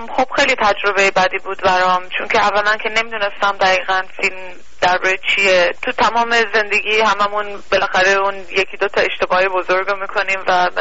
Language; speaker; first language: Persian; early bilingual, heritage; Persian